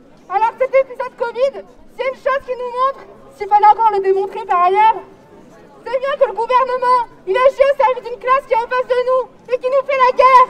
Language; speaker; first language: French; native; French